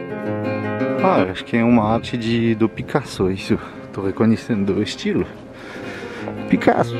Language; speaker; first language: Portuguese; non-native, fluent; French